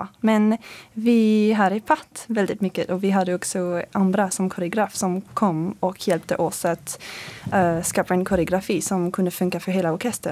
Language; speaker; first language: Swedish; non-native, fluent; French